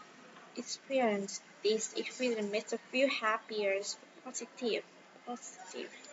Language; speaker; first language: English; non-native, learner; Vietnamese